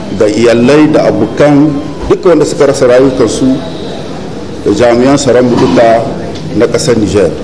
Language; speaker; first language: Hausa; native; Hausa